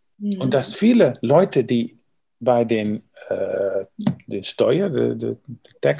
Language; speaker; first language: German; non-native, learner; Dutch